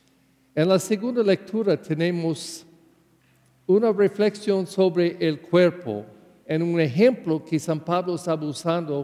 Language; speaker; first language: Spanish; non-native, learner; English